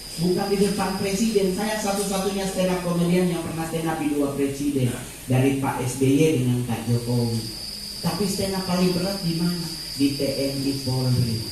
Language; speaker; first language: Indonesian; native; Indonesian